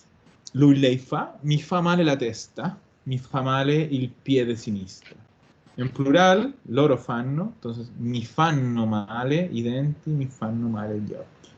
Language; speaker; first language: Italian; non-native, fluent; Spanish